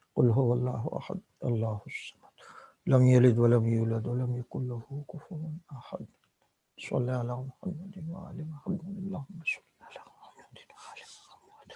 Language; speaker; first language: Urdu; native; Urdu